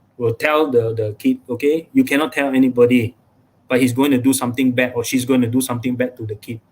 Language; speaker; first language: English; non-native, local second language; Malay